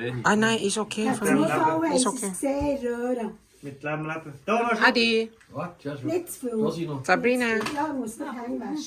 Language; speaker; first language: German; non-native, learner; Thai